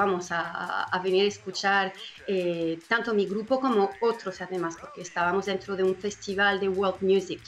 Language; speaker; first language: Spanish; non-native, fluent; French